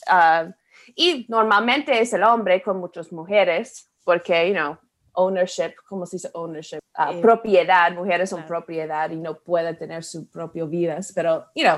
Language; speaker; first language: Spanish; non-native, learner; English